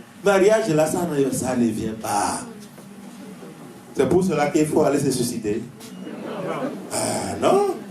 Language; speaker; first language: French; native; French